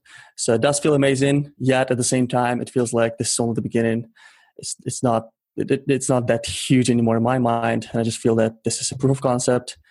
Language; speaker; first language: English; non-native, fluent; Ukrainian